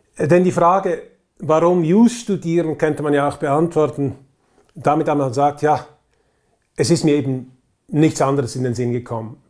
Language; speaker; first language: German; native; German